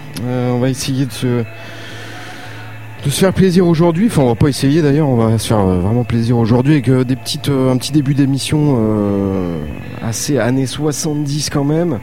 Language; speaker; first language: French; native; French